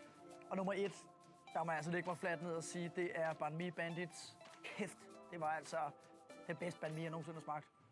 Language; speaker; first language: Danish; native; Danish